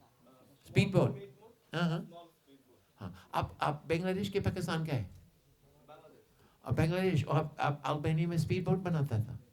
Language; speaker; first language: Hindi; non-native, fluent; English